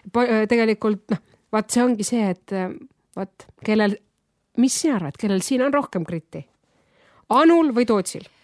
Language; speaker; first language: Estonian; non-native, local second language; Russian